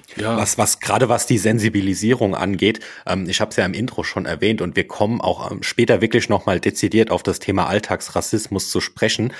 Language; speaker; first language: German; native; German